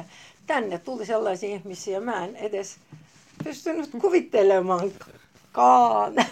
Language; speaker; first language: Finnish; non-native, fluent; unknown